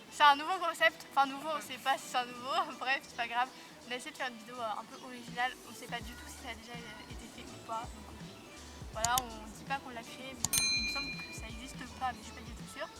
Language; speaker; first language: French; native; French